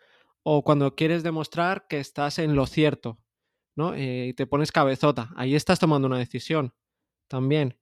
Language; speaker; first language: Spanish; native; Spanish